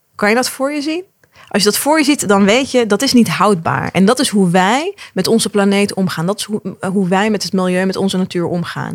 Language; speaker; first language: Dutch; early bilingual, other home language; Arabic